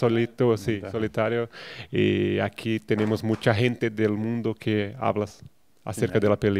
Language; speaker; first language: Spanish; non-native, fluent; Portuguese